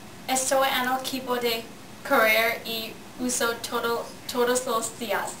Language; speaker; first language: Spanish; non-native, learner; English